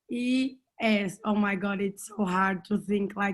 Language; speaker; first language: English; non-native, learner; Portuguese